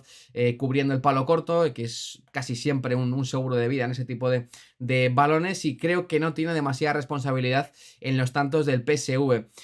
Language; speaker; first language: Spanish; native; Spanish